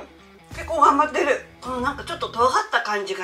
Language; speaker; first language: Japanese; native; Japanese